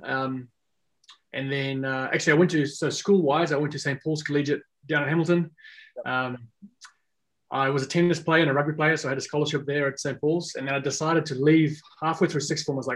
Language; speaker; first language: English; non-native, local second language; Afrikaans